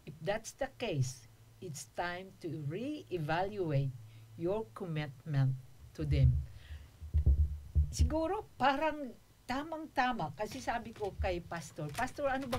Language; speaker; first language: Filipino; non-native, local second language; Waray